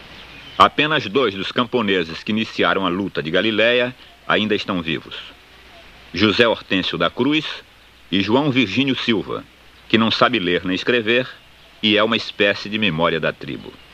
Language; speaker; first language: Portuguese; native; Portuguese